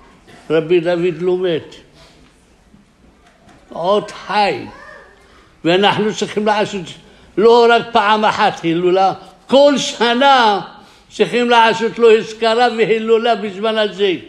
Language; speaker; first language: Hebrew; non-native, fluent; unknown